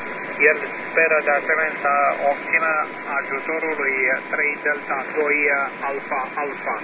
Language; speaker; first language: Romanian; native; Romanian